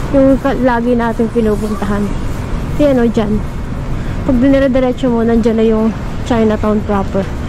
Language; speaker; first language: Filipino; native; Filipino